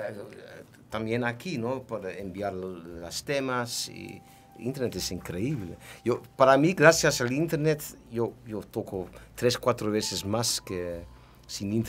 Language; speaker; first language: Spanish; non-native, learner; Dutch